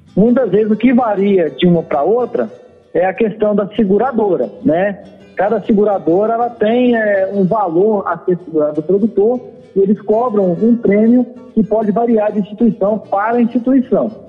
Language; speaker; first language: Portuguese; native; Portuguese